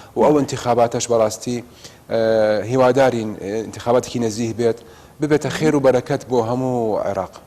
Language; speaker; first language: Central Kurdish; non-native, local second language; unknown